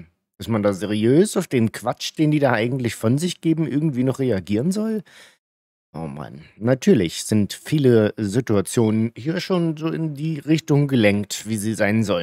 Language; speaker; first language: German; native; German